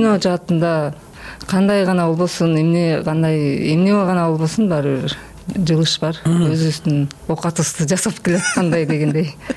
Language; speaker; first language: Kyrgyz; native; Kyrgyz